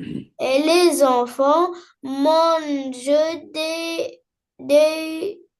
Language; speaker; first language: French; non-native, learner; Arabic